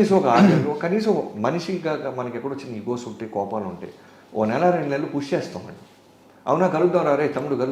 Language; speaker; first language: Telugu; native; Telugu